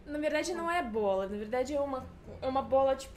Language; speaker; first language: Portuguese; non-native, fluent; Russian